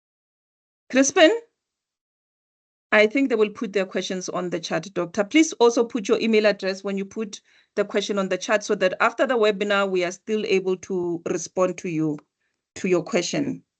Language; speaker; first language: English; non-native, local second language; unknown